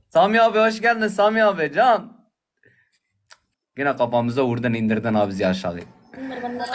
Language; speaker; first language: Turkish; native; Turkish